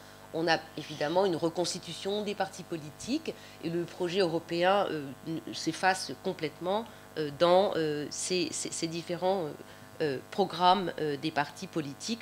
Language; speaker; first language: French; native; French